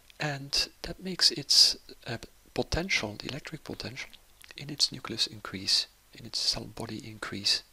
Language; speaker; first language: English; non-native, fluent; Dutch